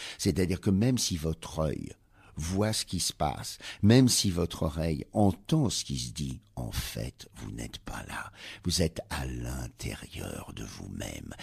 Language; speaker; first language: French; native; French